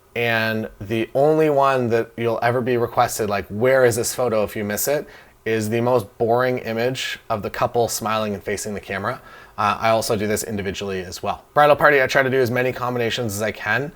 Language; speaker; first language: English; native; English